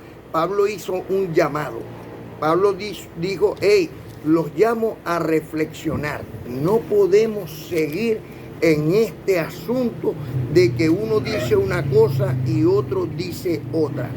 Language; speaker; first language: Spanish; native; Spanish